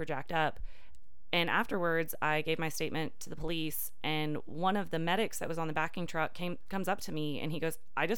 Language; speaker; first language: English; native; English